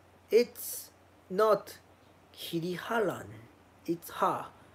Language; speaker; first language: English; non-native, fluent; Japanese